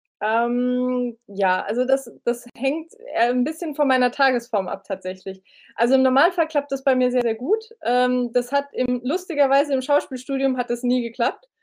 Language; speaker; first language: German; early bilingual, other home language; Romanian